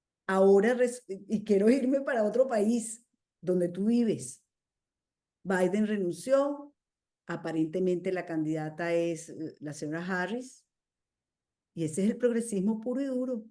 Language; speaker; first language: Spanish; native; Spanish